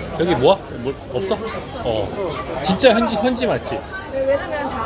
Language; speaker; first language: Korean; native; Korean